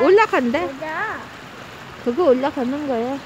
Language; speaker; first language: Korean; non-native, learner; Filipino